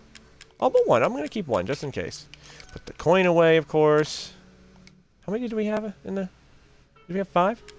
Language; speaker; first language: English; native; English